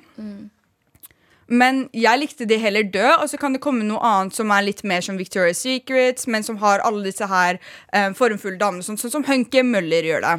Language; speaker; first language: Norwegian; early bilingual, other home language; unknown